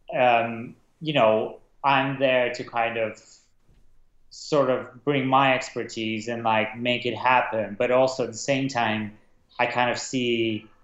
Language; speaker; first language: English; non-native, fluent; Russian